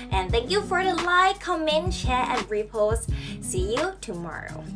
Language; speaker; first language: English; non-native, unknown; Thai